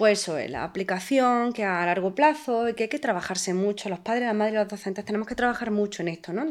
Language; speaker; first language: Spanish; native; Spanish